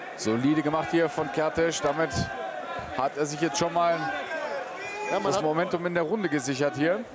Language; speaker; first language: German; native; German